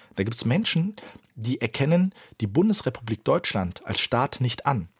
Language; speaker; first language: German; early bilingual, other home language; Turkish